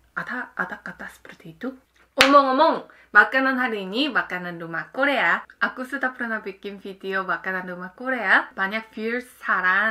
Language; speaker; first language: Indonesian; non-native, fluent; Korean